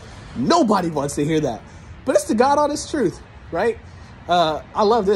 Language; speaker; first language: English; native; English